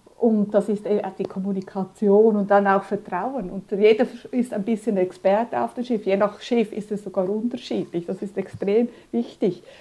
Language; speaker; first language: German; early bilingual, other home language; Spanish